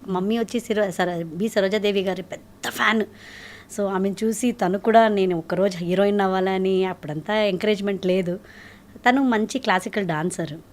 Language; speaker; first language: Telugu; native; Telugu